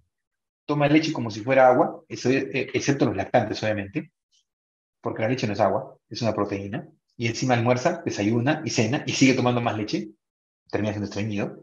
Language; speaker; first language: Spanish; native; Spanish